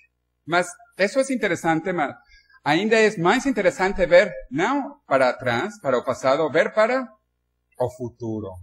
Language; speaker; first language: Spanish; non-native, learner; Portuguese